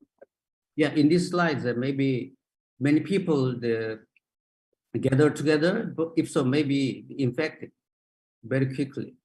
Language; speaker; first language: English; non-native, learner; Japanese